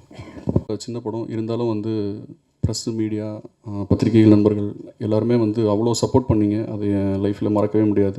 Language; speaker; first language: Tamil; native; Tamil